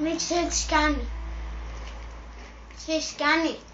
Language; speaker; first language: Greek; native; Greek